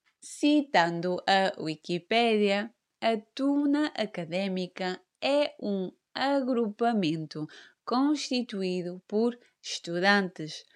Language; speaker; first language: Portuguese; native; Portuguese